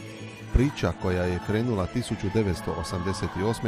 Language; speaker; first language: Bosnian; native; Bosnian